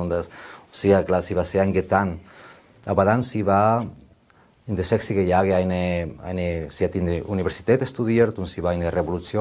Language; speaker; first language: German; non-native, learner; Spanish